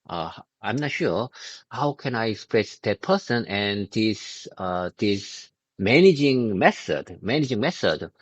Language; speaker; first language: English; non-native, learner; Korean